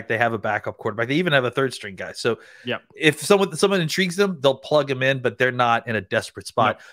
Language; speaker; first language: English; native; English